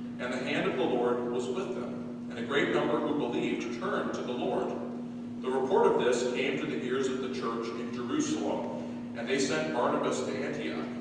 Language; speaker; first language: English; native; English